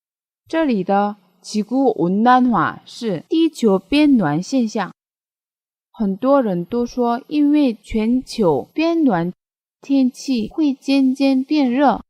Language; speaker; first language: Chinese; non-native, fluent; Korean